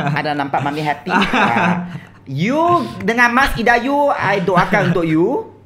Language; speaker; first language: Malay; native; Malay